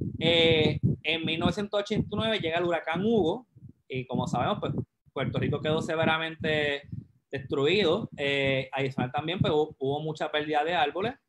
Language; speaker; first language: Spanish; native; Spanish